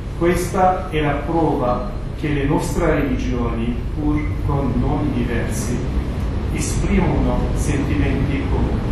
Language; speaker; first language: Italian; non-native, fluent; Turkish